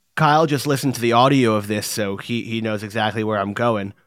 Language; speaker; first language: English; native; English